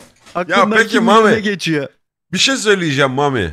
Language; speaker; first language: Turkish; native; Turkish